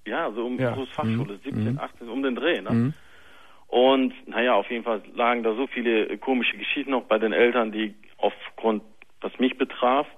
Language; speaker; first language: German; early bilingual, other home language; Turkish